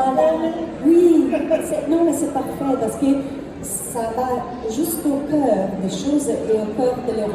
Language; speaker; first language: French; non-native, fluent; Italian